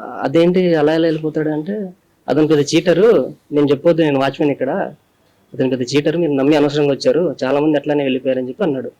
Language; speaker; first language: Telugu; native; Telugu